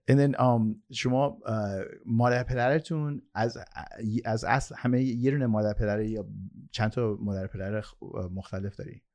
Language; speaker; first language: Persian; early bilingual, heritage; Persian